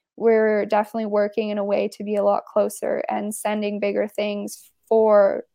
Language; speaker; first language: English; native; English